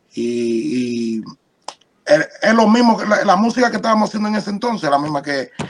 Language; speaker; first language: Spanish; native; Spanish